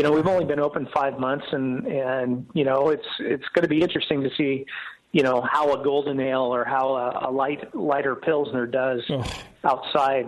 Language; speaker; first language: English; native; English